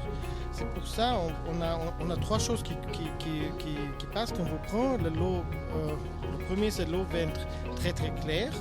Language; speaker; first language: French; non-native, learner; German